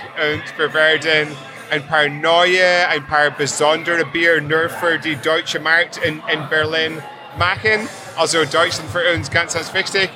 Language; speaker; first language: German; non-native, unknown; English